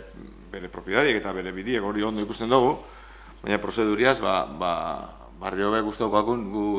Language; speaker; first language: Basque; native; Basque